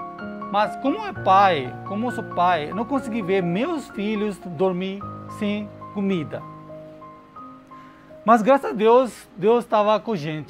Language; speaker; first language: Portuguese; non-native, learner; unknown